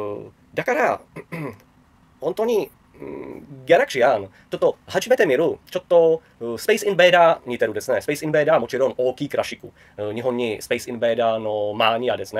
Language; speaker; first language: Japanese; non-native, learner; Czech